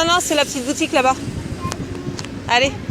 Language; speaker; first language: French; native; French